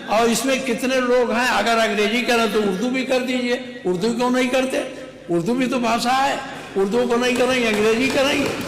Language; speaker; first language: Hindi; native; Hindi